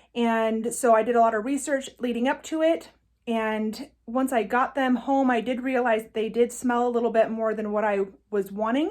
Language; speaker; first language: English; native; English